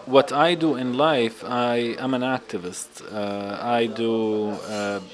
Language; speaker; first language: English; non-native, fluent; Arabic